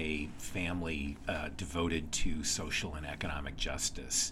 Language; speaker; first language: English; native; English